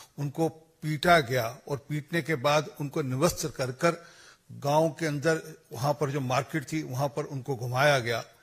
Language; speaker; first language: Hindi; non-native, local second language; Punjabi